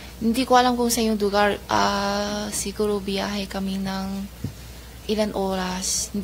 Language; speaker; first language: Filipino; non-native, learner; Chinese